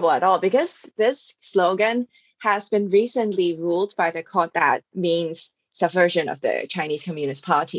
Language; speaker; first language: English; non-native, local second language; Cantonese